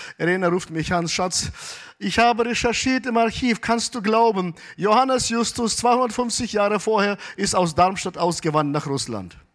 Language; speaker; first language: German; early bilingual, heritage; German